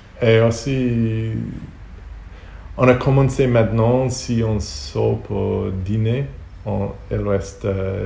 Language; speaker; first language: French; non-native, learner; Hebrew